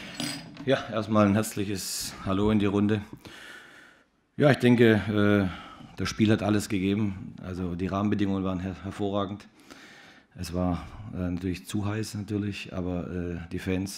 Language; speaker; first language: German; native; German